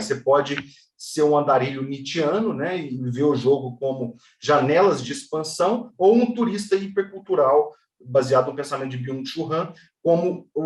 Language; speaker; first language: Portuguese; native; Portuguese